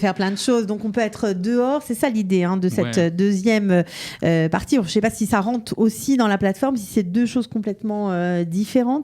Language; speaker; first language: French; native; French